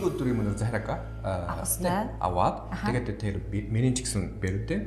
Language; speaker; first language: Mongolian; non-native, fluent; Japanese